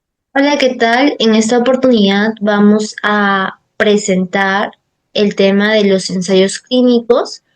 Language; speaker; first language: Spanish; native; Spanish